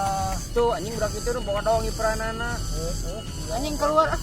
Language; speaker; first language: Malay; non-native, local second language; Sundanese